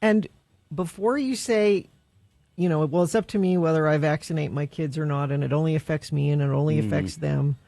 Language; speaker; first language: English; native; English